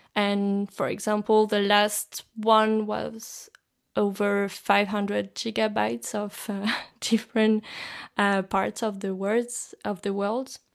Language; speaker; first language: English; non-native, fluent; French